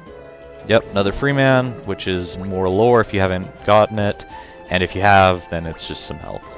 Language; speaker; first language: English; native; English